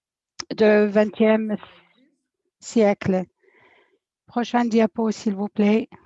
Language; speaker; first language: French; non-native, fluent; English